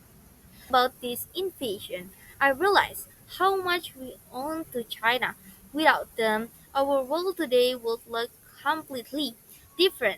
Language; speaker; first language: English; non-native, learner; Indonesian